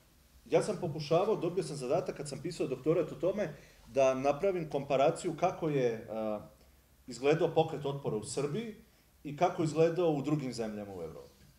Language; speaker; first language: Serbian; native; Serbian